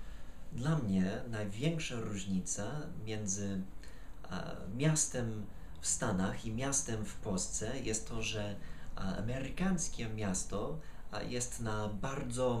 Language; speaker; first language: Polish; non-native, fluent; English